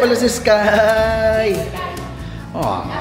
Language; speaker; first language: Filipino; native; Filipino